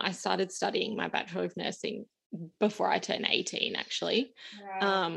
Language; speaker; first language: English; native; English